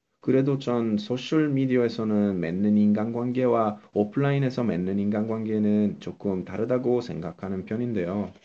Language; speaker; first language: Korean; non-native, fluent; Italian